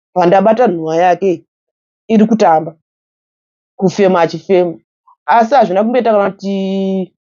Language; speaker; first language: Shona; native; Shona